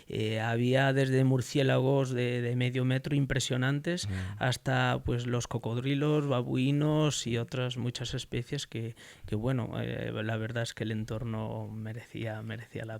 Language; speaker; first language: Spanish; native; Spanish